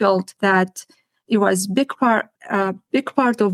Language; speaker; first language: English; non-native, fluent; Arabic